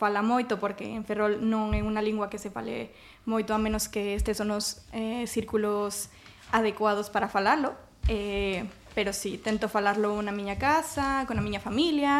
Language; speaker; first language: Galician; non-native, learner; Spanish